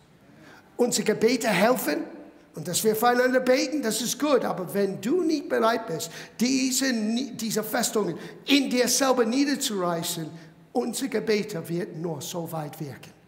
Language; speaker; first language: German; non-native, fluent; English